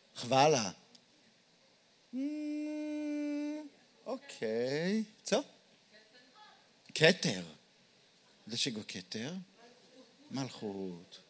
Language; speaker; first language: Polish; non-native, learner; Hebrew